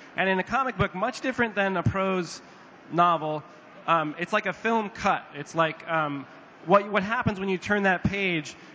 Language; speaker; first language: English; native; English